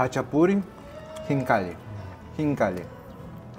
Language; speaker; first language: Korean; non-native, learner; Russian